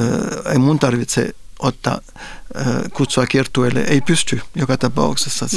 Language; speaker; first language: Finnish; non-native, fluent; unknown